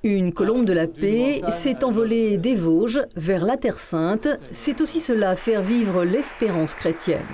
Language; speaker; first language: French; native; French